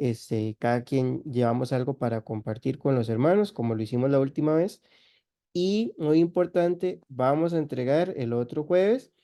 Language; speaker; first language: Spanish; native; Spanish